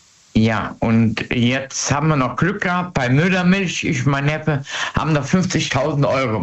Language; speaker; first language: German; native; German